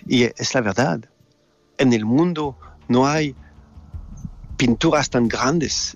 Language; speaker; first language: Spanish; non-native, learner; French